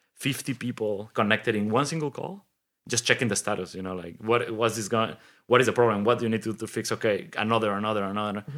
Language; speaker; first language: English; non-native, fluent; Spanish